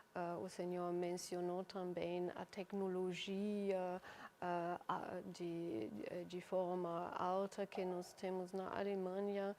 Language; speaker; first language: Portuguese; non-native, fluent; German